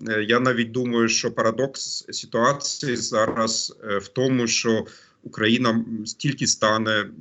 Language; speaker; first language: Ukrainian; non-native, fluent; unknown